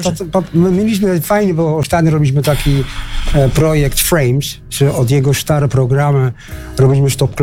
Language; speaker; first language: Polish; non-native, learner; Dutch